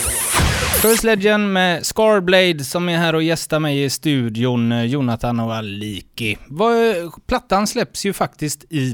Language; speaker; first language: Swedish; native; Swedish